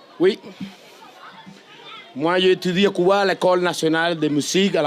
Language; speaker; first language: French; non-native, learner; Spanish